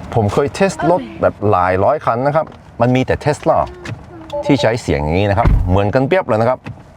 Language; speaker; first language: Thai; non-native, fluent; Norwegian